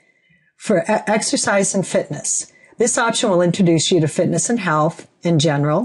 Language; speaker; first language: English; native; English